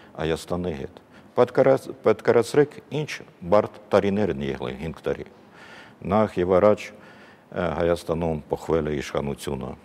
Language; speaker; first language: Armenian; non-native, fluent; Ukrainian